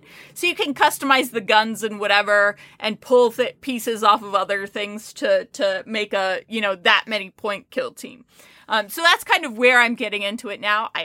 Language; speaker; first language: English; native; English